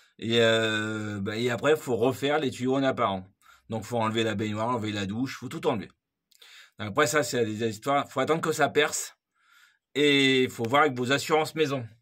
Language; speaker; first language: French; native; French